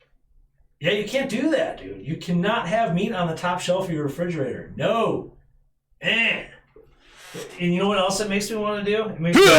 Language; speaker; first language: English; native; English